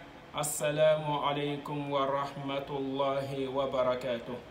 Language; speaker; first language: Arabic; non-native, fluent; Bambara